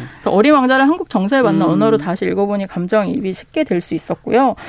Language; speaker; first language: Korean; native; Korean